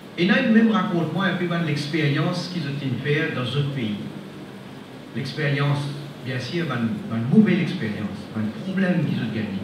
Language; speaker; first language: French; non-native, local second language; Morisyen